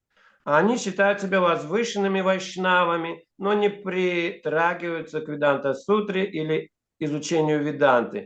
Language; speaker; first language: Russian; native; Russian